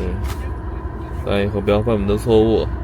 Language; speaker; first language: Chinese; native; Chinese